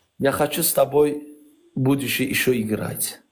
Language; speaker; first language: Russian; non-native, learner; Azerbaijani